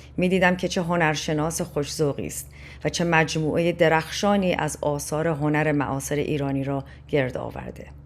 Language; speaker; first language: Persian; native; Persian